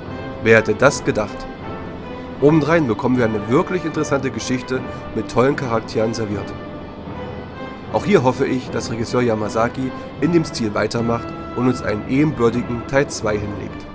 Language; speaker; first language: German; native; German